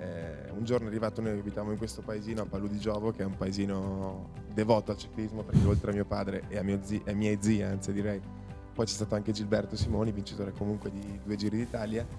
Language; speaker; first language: Italian; native; Italian